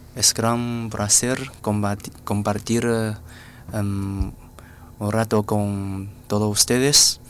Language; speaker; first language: Spanish; non-native, fluent; Chinese